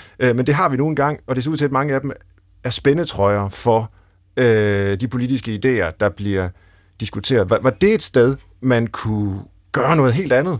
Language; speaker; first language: Danish; native; Danish